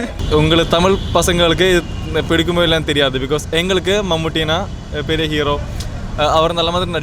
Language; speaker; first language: Tamil; non-native, local second language; Malayalam